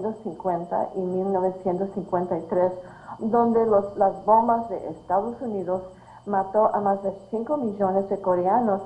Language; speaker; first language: Spanish; early bilingual, heritage; Spanish